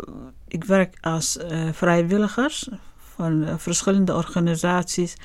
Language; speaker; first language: Dutch; non-native, learner; Arabic